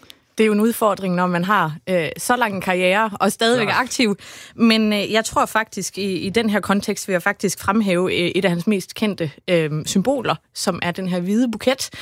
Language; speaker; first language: Danish; native; Danish